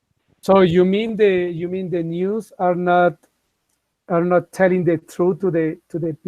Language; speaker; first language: English; non-native, fluent; Spanish